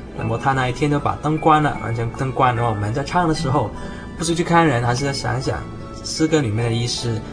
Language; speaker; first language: Chinese; non-native, local second language; Cantonese